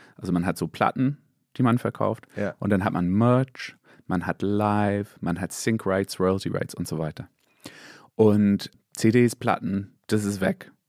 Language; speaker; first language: German; non-native, fluent; English